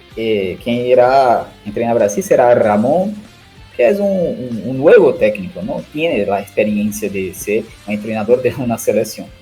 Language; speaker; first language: Spanish; non-native, learner; Portuguese